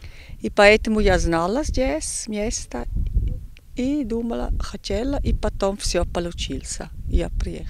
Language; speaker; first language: Ukrainian; non-native, learner; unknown